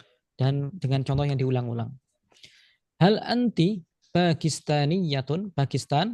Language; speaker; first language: Indonesian; native; Indonesian